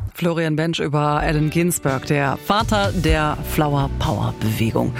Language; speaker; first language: German; native; German